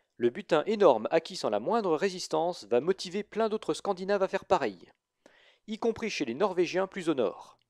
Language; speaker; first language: French; native; French